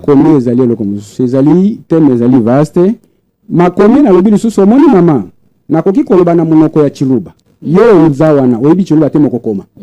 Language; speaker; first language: Lingala; non-native, local second language; Luba-Lulua